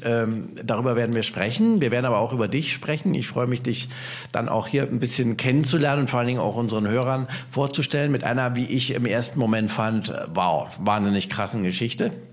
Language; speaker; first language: German; native; German